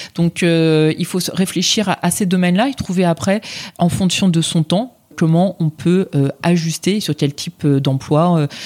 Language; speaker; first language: French; native; French